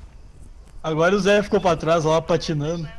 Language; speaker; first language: Portuguese; native; Portuguese